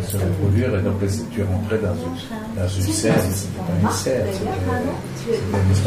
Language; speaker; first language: French; non-native, fluent; Italian